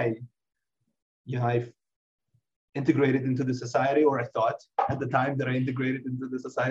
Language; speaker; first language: English; non-native, fluent; Russian